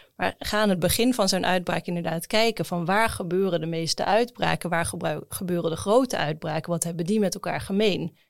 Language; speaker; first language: Dutch; native; Dutch